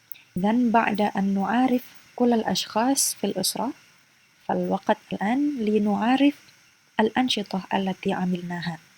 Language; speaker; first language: Arabic; non-native, fluent; Indonesian